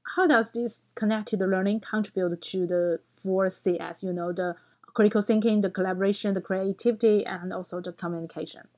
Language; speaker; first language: English; non-native, fluent; Chinese